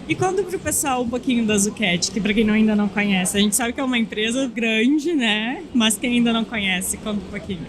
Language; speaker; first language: Portuguese; native; Portuguese